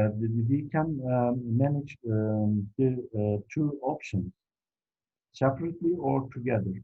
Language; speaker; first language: English; non-native, fluent; Turkish